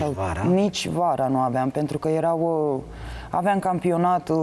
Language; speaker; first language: Romanian; native; Romanian